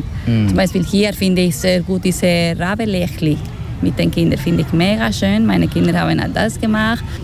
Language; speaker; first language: German; non-native, fluent; Spanish